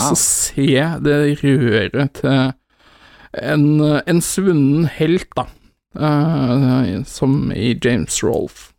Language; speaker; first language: Norwegian; native; Norwegian